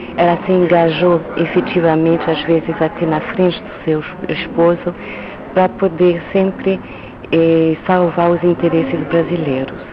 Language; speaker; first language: Portuguese; non-native, fluent; French